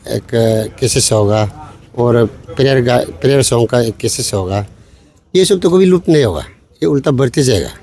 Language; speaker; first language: Hindi; non-native, local second language; Nyishi